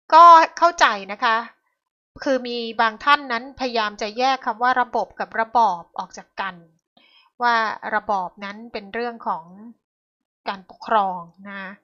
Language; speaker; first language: Thai; native; Thai